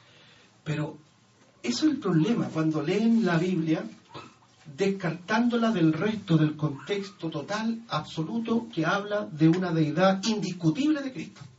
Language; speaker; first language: Spanish; native; Spanish